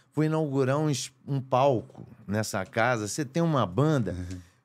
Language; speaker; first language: Portuguese; native; Portuguese